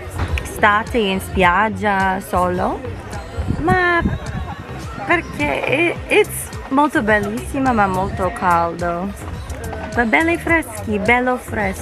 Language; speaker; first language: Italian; non-native, learner; English